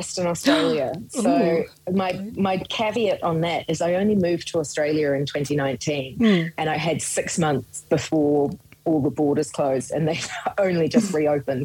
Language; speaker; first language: English; native; English